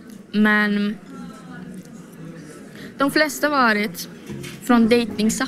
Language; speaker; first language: Swedish; early bilingual, other home language; Azerbaijani